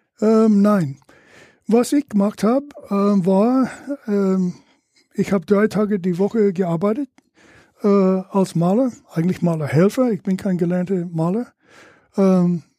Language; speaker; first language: German; non-native, fluent; English